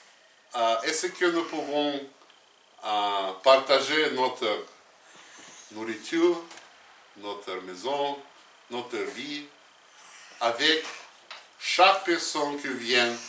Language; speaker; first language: French; non-native, learner; Russian